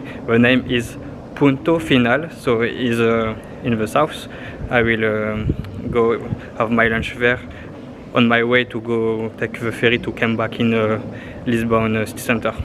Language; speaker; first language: English; non-native, learner; French